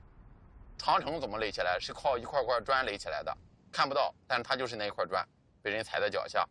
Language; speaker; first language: Chinese; native; Chinese